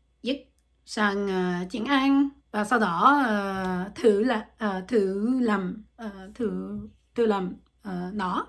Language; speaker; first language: Vietnamese; non-native, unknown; French